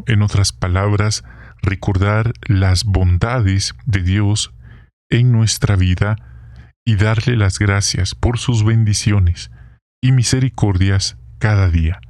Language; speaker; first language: Spanish; native; Spanish